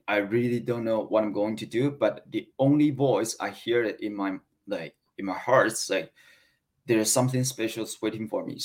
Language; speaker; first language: English; non-native, learner; Chinese